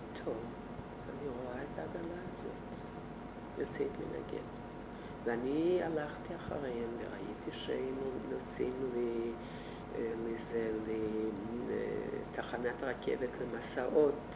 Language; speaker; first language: Hebrew; non-native, fluent; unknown